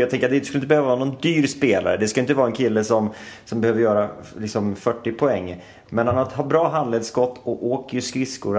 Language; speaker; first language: Swedish; native; Swedish